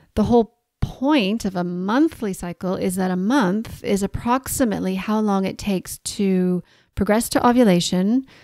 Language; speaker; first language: English; native; English